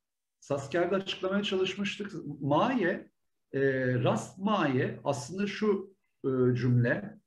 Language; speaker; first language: Turkish; native; Turkish